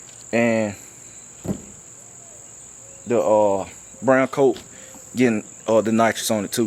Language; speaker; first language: English; native; English